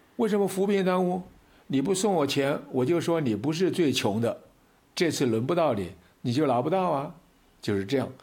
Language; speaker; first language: Chinese; native; Chinese